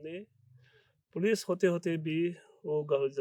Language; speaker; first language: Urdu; non-native, local second language; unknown